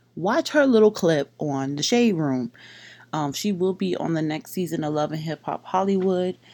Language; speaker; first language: English; native; English